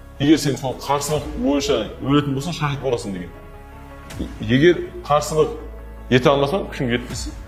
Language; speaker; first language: Kazakh; non-native, local second language; Uzbek